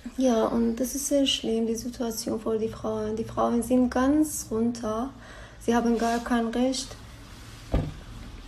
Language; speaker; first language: German; non-native, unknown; Persian